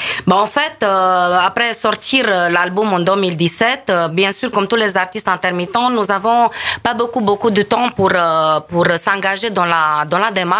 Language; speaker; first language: French; non-native, fluent; Romanian